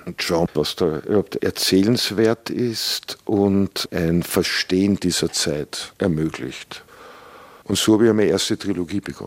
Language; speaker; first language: German; native; German